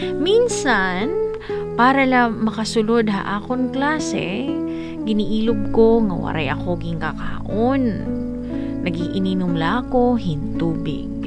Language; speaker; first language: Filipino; non-native, local second language; Waray